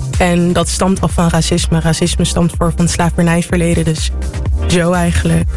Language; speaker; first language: Dutch; native; Dutch